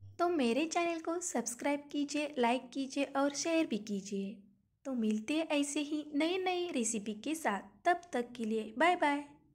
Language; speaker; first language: Hindi; non-native, local second language; Marathi